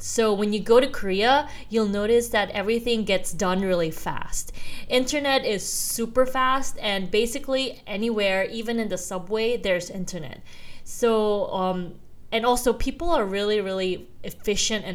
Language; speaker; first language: English; non-native, local second language; Korean